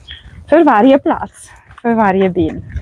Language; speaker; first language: Swedish; non-native, fluent; Russian